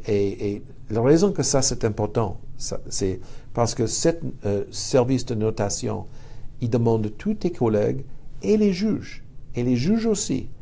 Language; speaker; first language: French; non-native, fluent; English